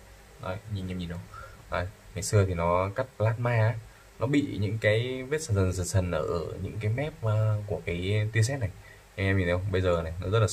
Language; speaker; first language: Vietnamese; native; Vietnamese